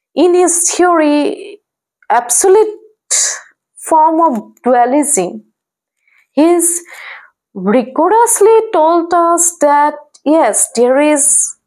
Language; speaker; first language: English; non-native, local second language; Assamese